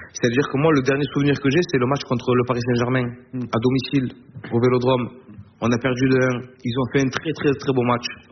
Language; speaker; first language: French; native; French